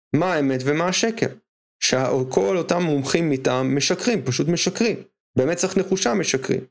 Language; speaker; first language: Hebrew; native; Hebrew